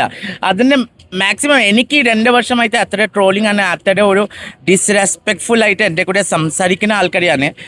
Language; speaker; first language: Malayalam; non-native, fluent; Assamese